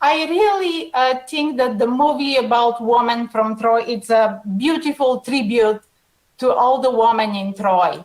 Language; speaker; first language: English; non-native, fluent; Bulgarian